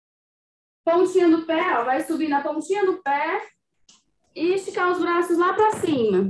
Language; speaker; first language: Portuguese; native; Portuguese